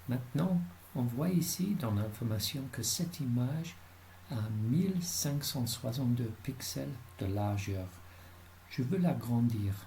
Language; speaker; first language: French; non-native, fluent; English